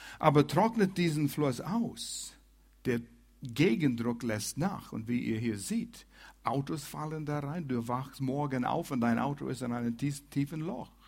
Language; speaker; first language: German; non-native, fluent; English